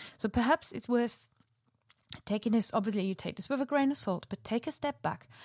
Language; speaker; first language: English; non-native, fluent; German